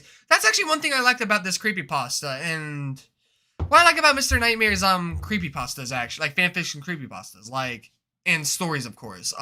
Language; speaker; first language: English; native; English